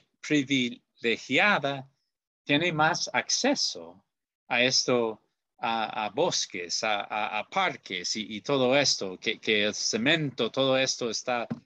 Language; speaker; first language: Spanish; non-native, learner; English